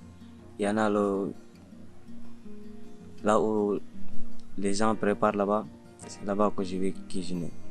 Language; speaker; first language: French; non-native, learner; Mandingo